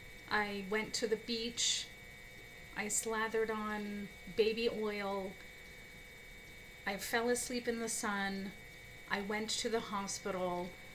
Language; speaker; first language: English; native; English